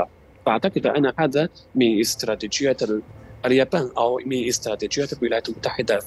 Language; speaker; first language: Arabic; non-native, fluent; Chinese